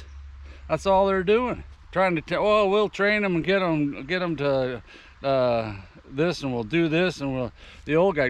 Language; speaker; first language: English; native; English